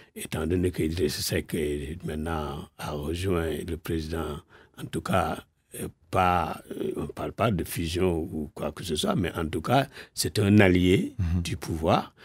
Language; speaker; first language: French; non-native, local second language; Wolof